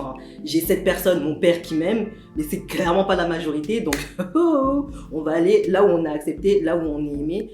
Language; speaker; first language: French; native; French